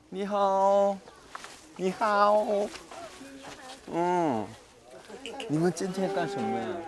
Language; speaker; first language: Chinese; non-native, learner; Korean